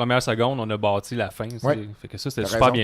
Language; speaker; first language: French; native; French